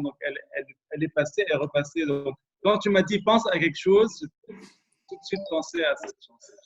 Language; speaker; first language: French; non-native, local second language; Arabic